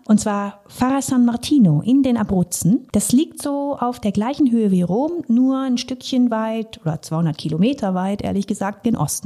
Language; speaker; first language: German; native; German